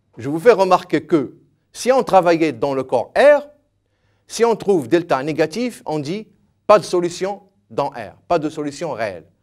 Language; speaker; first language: French; non-native, local second language; Arabic